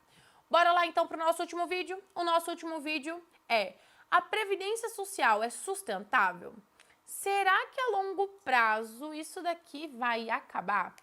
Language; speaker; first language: Portuguese; native; Portuguese